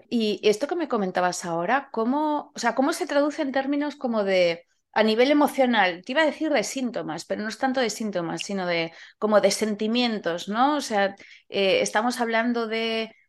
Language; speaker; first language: Spanish; non-native, local second language; Catalan